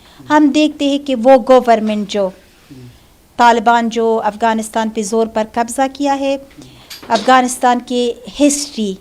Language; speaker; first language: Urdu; non-native, fluent; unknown